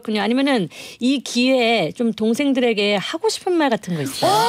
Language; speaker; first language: Korean; native; Korean